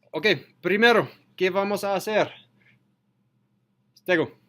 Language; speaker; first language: Spanish; non-native, learner; English